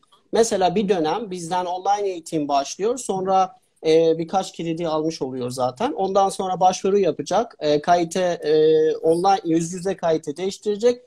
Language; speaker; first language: Turkish; non-native, fluent; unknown